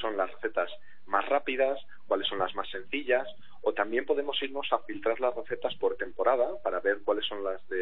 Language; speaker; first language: Spanish; native; Spanish